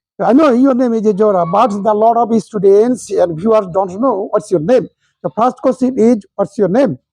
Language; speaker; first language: English; non-native, local second language; Bangla